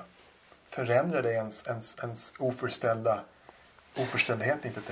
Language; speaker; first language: Swedish; native; Swedish